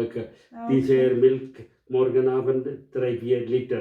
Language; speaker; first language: German; non-native, learner; Tamil